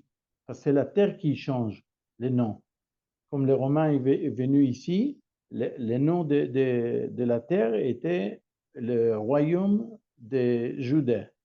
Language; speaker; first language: French; non-native, learner; Hebrew